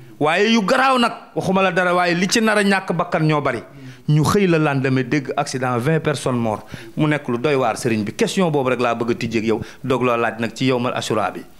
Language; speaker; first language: Wolof; native; Wolof